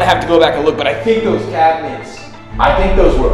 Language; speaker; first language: English; native; English